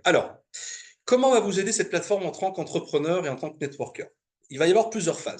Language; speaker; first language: French; native; French